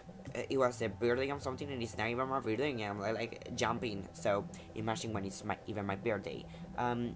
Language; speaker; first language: English; non-native, fluent; Spanish